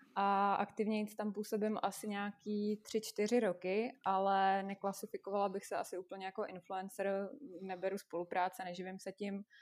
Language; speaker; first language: Czech; non-native, fluent; Russian